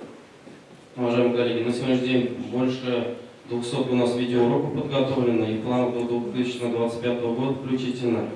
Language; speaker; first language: Russian; non-native, local second language; Tatar